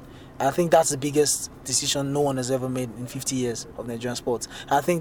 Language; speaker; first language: English; non-native, local second language; Yoruba